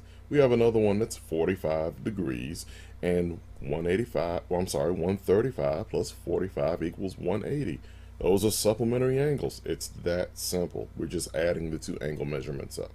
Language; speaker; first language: English; native; English